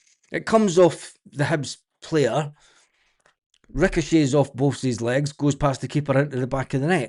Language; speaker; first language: English; native; English